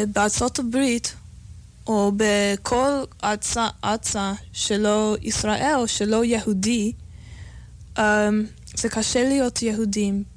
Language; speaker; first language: Hebrew; non-native, learner; English